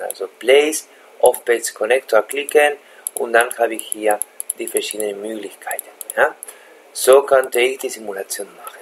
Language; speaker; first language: German; non-native, fluent; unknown